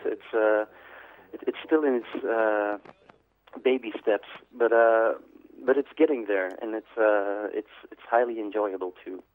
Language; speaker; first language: English; non-native, fluent; Dutch